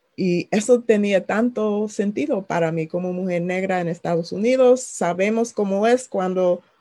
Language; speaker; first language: Spanish; non-native, fluent; English